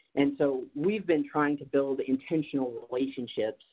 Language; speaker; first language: English; native; English